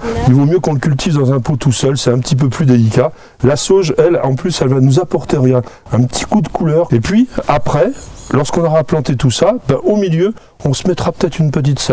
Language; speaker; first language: French; native; French